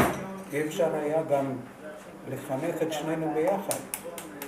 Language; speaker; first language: Hebrew; non-native, fluent; Hungarian